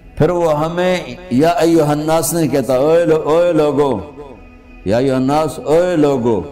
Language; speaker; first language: Urdu; non-native, local second language; Punjabi